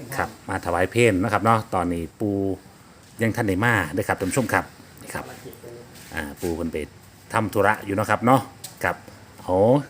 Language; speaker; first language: Thai; native; Thai